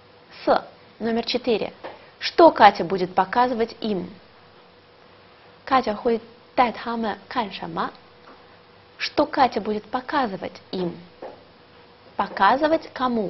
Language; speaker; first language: Russian; non-native, fluent; Chinese